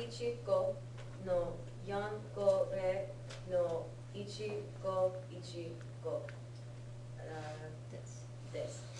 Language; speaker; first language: Japanese; non-native, learner; English